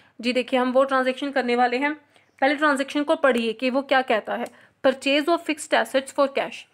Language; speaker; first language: Hindi; non-native, local second language; Punjabi